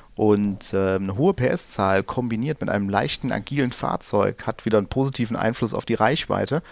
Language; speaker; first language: German; native; German